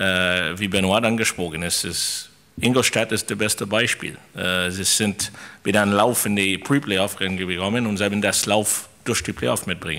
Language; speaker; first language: German; non-native, fluent; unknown